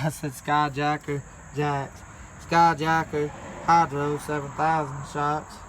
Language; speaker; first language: English; native; English